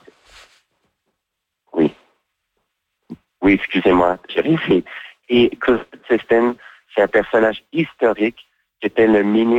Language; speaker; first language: French; native; French